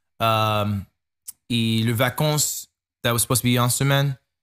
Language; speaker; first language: French; non-native, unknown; English